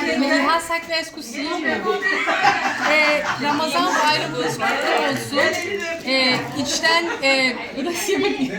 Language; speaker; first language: Turkish; early bilingual, heritage; Turkish